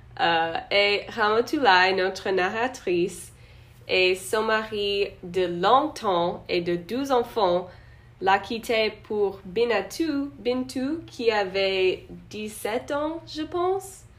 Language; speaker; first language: French; non-native, learner; English